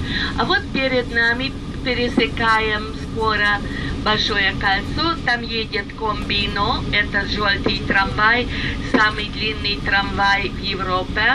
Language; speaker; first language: Russian; non-native, fluent; Hungarian